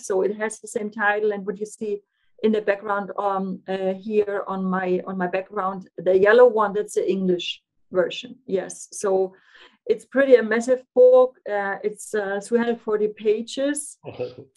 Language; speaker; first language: English; non-native, fluent; German